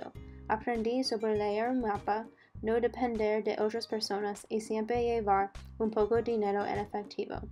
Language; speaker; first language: Spanish; non-native, learner; English